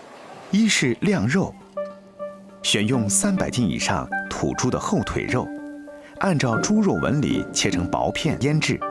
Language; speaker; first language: Chinese; native; Chinese